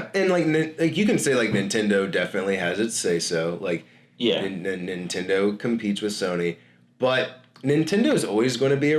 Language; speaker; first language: English; native; English